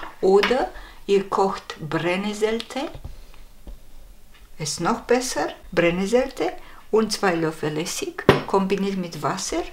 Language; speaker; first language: German; non-native, fluent; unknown